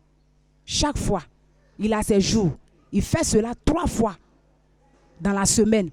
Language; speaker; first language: French; non-native, local second language; Baoulé